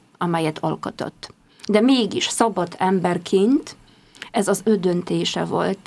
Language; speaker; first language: Hungarian; non-native, fluent; Polish